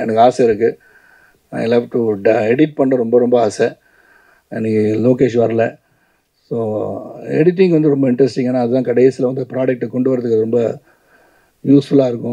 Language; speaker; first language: Tamil; native; Tamil